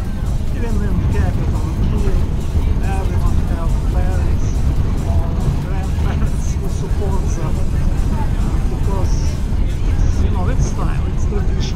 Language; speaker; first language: English; non-native, learner; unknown